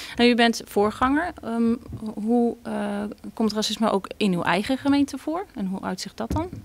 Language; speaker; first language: Dutch; native; Dutch